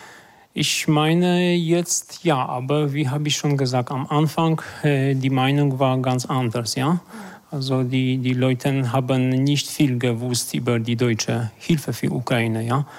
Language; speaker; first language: German; non-native, fluent; Polish